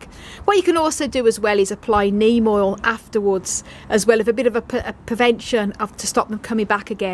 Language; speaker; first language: English; native; English